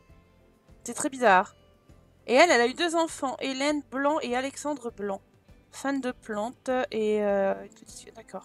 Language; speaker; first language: French; native; French